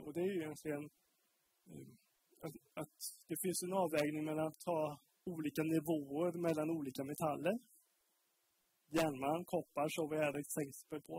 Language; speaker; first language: Swedish; native; Swedish